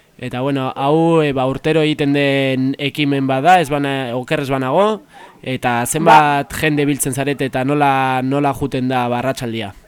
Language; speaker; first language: Basque; native; Basque